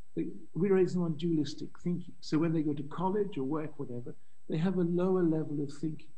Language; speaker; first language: English; native; English